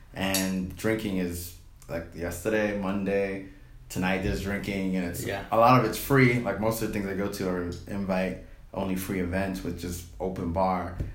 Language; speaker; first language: English; native; English